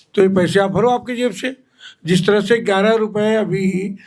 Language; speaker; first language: Hindi; non-native, local second language; Marathi